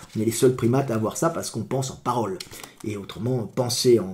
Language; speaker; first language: French; native; French